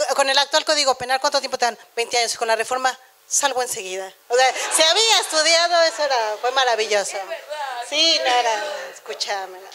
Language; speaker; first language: Spanish; native; Spanish